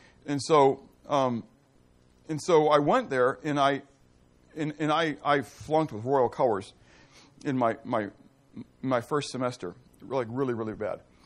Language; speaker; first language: English; native; English